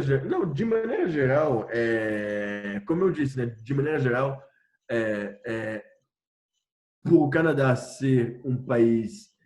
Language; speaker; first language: Portuguese; non-native, fluent; French